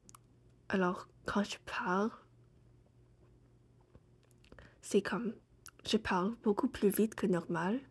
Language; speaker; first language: French; non-native, fluent; English